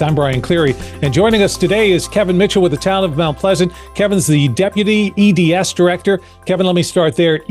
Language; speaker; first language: English; native; English